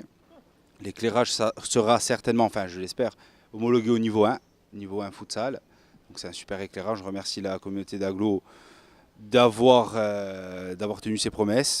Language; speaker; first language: French; native; French